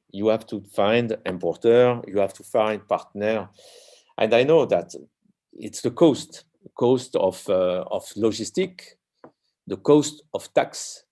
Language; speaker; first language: English; non-native, learner; French